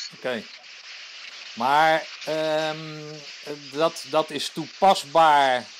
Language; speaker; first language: Dutch; native; Dutch